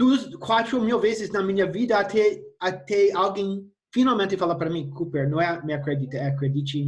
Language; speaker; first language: Portuguese; non-native, fluent; English